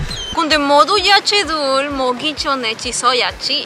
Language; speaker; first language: Korean; non-native, learner; Spanish